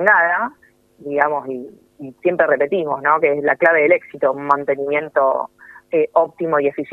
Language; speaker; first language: Spanish; native; Spanish